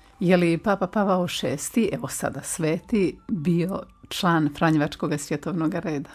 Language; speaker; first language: Croatian; native; Croatian